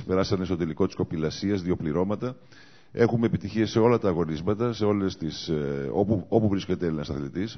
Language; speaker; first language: Greek; native; Greek